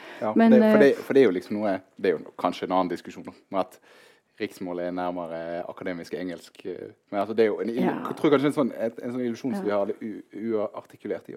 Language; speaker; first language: Norwegian; native; Norwegian